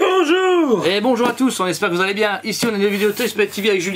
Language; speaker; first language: French; native; French